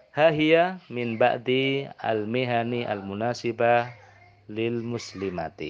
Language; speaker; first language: Arabic; non-native, fluent; Indonesian